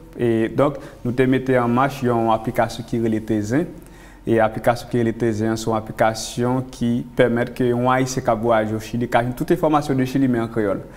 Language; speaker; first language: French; non-native, local second language; Haitian Creole